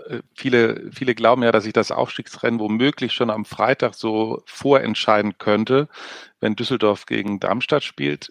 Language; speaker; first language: German; native; German